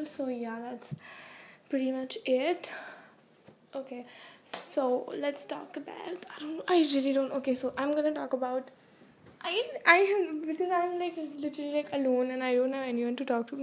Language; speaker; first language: English; non-native, local second language; Hindi